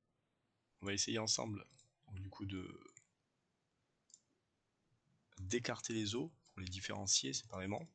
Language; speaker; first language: French; native; French